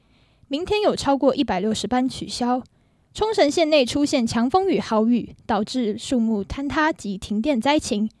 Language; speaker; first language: Chinese; native; Chinese